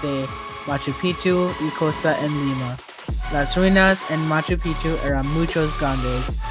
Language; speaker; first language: Spanish; non-native, learner; English